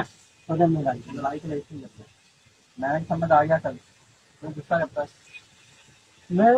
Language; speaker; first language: Hindi; non-native, learner; Bangla